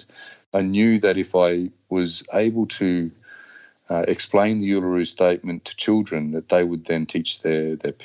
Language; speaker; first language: English; native; English